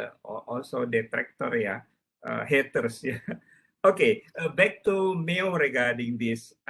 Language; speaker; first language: English; non-native, learner; Indonesian